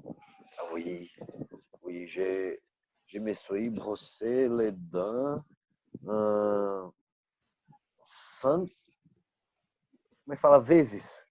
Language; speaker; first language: French; non-native, learner; Portuguese